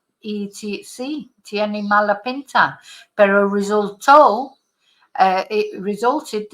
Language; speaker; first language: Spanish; non-native, fluent; English